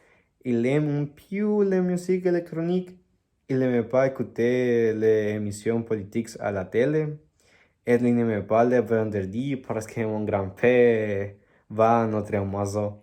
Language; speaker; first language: French; non-native, learner; Spanish